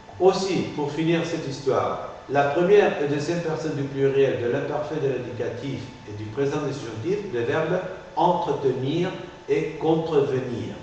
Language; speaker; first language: French; non-native, fluent; Spanish